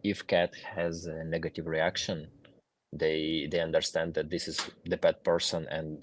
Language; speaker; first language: English; non-native, fluent; Ukrainian